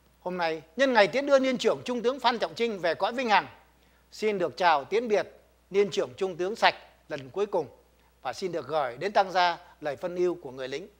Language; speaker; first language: Vietnamese; native; Vietnamese